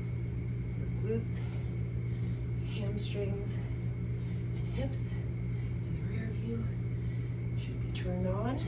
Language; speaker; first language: English; native; English